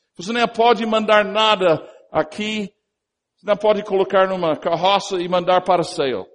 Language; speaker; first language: Portuguese; non-native, fluent; English